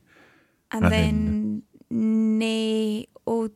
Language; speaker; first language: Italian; non-native, learner; English